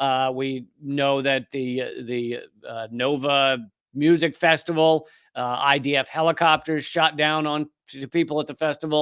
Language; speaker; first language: English; native; English